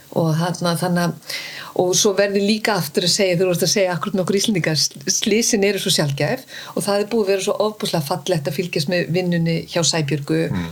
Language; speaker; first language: Icelandic; early bilingual, heritage; Icelandic